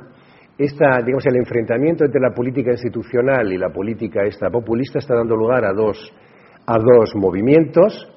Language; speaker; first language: Spanish; native; Spanish